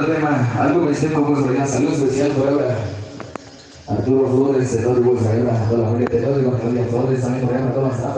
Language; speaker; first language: Spanish; non-native, local second language; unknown